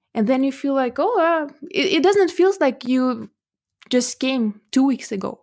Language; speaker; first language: English; non-native, fluent; Russian